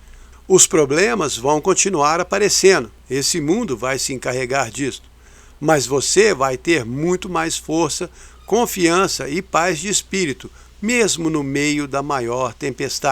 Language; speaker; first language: Portuguese; native; Portuguese